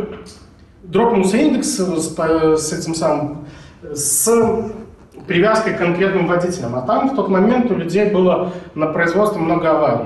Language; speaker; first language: Russian; native; Russian